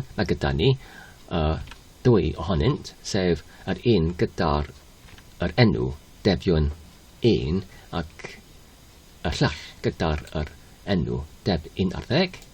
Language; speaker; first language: Welsh; non-native, learner; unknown